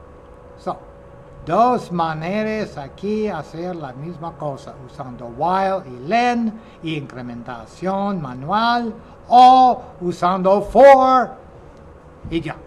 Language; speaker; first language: Spanish; non-native, fluent; English